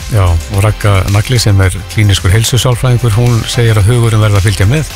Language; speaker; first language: Icelandic; native; Icelandic